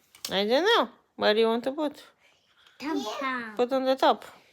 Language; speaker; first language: English; non-native, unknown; Polish